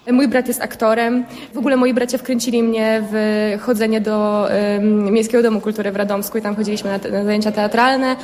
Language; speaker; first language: Polish; native; Polish